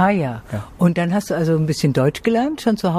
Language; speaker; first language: German; native; German